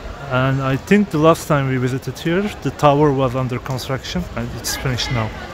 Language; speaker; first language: English; non-native, fluent; Turkish